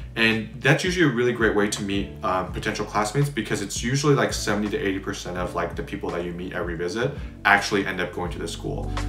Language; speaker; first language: English; native; English